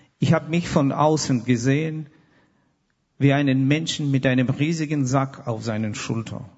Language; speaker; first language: German; non-native, fluent; Russian